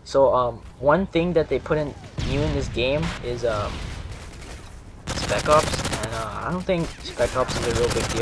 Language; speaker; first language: English; native; English